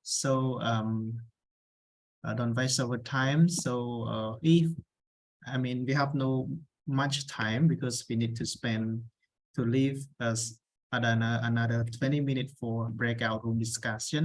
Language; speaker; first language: English; non-native, fluent; Khmer